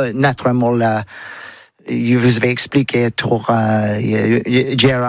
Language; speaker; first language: French; non-native, learner; English